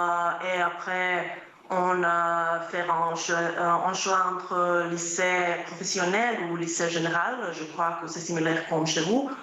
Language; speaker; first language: French; non-native, fluent; Croatian